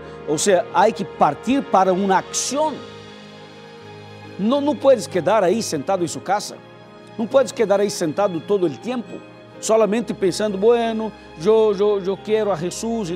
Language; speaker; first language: Spanish; non-native, fluent; Portuguese